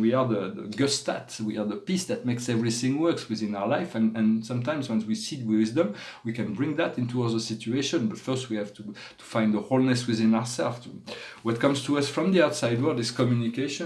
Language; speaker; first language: English; non-native, fluent; French